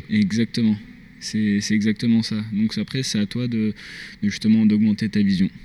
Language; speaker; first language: French; native; French